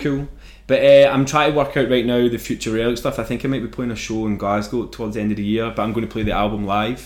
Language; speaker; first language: English; native; English